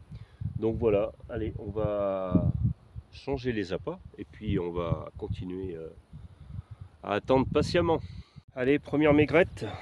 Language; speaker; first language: French; native; French